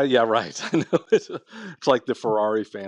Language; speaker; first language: English; native; English